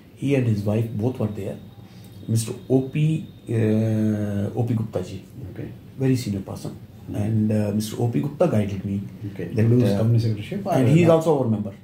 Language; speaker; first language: English; non-native, local second language; Punjabi